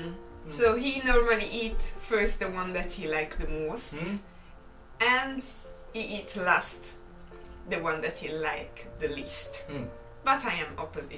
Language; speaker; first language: English; non-native, fluent; Italian